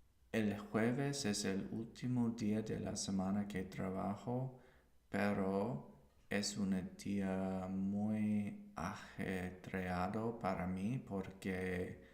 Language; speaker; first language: Spanish; non-native, learner; English